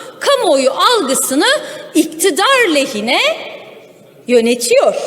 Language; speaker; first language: Turkish; non-native, local second language; Kurdish